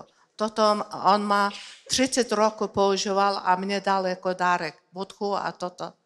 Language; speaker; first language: Czech; non-native, learner; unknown